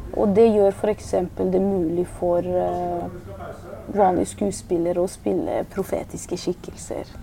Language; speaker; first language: Norwegian; early bilingual, other home language; Persian